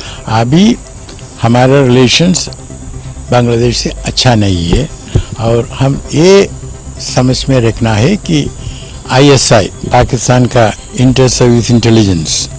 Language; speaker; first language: Hindi; non-native, local second language; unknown